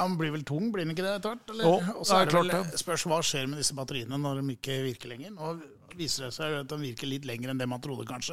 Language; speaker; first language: Norwegian; native; Norwegian